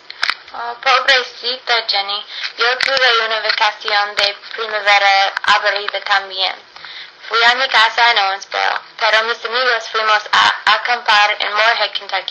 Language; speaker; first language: Spanish; non-native, learner; English